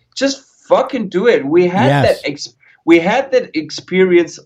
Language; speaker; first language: English; non-native, fluent; German